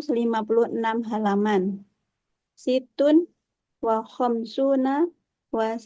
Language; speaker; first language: Arabic; non-native, learner; Indonesian